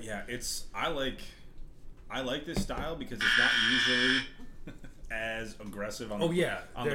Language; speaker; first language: English; native; English